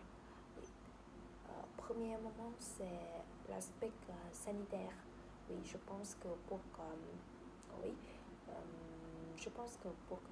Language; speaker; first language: French; non-native, learner; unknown